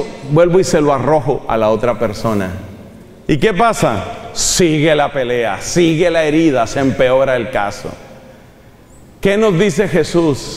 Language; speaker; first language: Spanish; native; Spanish